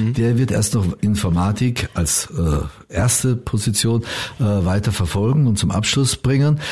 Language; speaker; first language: German; native; German